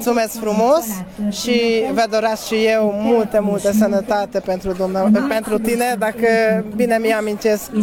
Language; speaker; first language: Romanian; non-native, learner; Hungarian